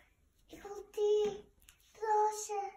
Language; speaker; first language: Dutch; early bilingual, other home language; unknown